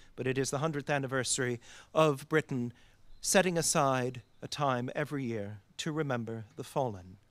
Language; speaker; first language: English; native; English